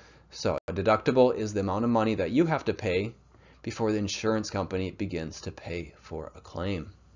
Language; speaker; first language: English; native; English